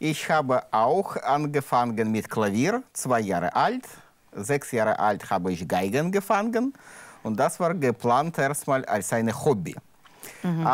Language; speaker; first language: German; non-native, learner; Russian